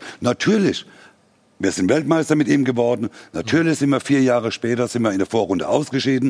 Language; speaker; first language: German; native; German